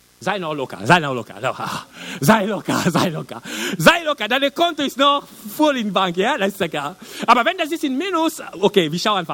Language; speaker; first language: German; non-native, learner; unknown